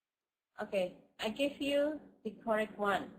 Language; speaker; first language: English; non-native, fluent; Indonesian